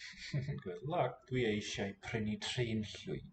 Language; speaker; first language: Welsh; non-native, learner; English